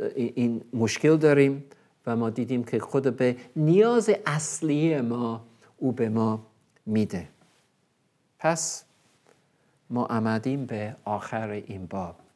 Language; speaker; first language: Persian; non-native, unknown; English